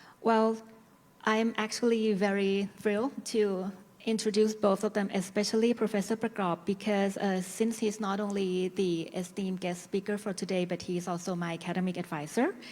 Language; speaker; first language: English; non-native, fluent; Thai